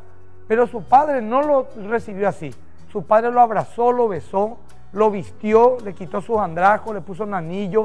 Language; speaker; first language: Spanish; native; Spanish